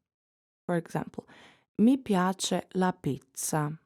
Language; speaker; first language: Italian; non-native, fluent; English